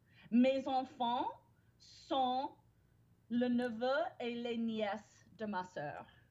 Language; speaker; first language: French; non-native, fluent; English